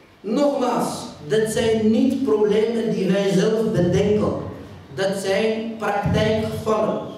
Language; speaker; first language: Dutch; non-native, fluent; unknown